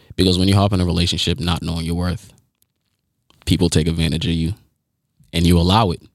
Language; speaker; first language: English; early bilingual, other home language; Haitian Creole